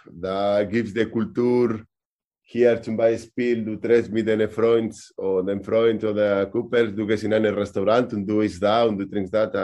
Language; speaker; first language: German; non-native, learner; Spanish